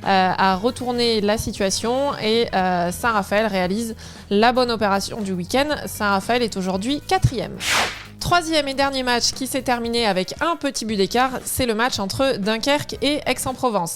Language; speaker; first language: French; native; French